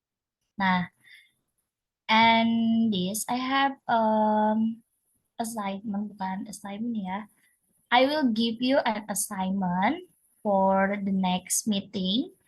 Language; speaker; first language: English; non-native, learner; Indonesian